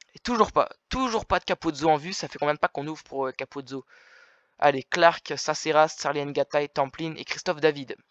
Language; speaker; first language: French; native; French